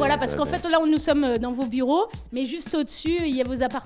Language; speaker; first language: French; native; French